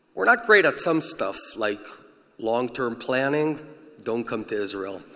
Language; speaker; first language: English; early bilingual, heritage; English